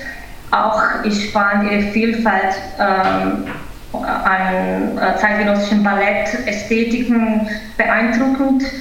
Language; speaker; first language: German; non-native, fluent; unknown